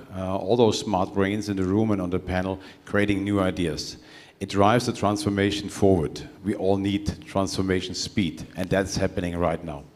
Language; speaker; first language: English; non-native, fluent; German